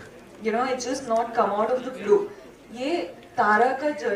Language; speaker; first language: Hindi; non-native, local second language; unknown